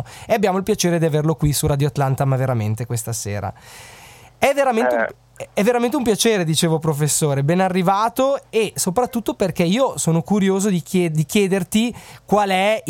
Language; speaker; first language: Italian; native; Italian